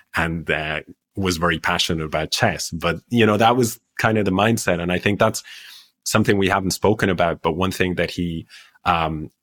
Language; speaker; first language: English; native; English